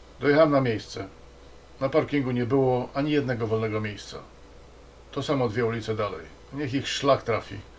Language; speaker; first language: Polish; native; Polish